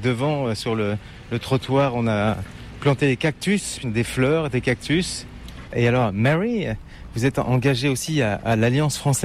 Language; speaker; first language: French; native; French